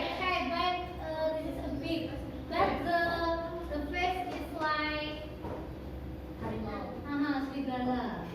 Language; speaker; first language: English; non-native, learner; Indonesian